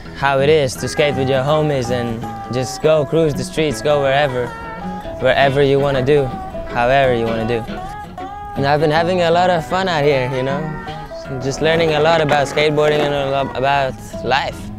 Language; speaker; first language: English; non-native, fluent; Latvian